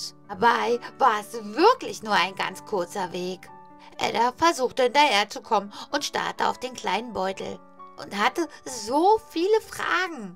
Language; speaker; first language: German; native; German